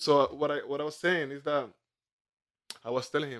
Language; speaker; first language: English; non-native, fluent; Spanish